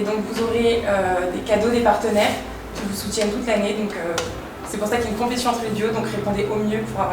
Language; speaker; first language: French; native; French